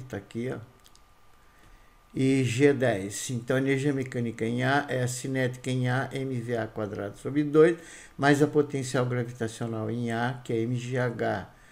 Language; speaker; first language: Portuguese; native; Portuguese